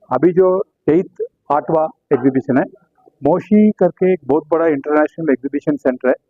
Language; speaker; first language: Hindi; non-native, local second language; Tamil